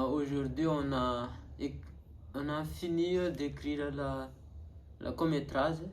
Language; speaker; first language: French; non-native, learner; Malagasy